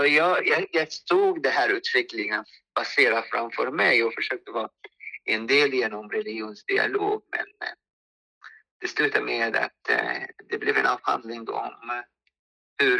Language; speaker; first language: Swedish; non-native, fluent; Arabic